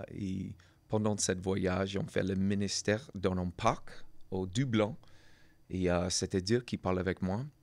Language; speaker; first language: French; non-native, learner; English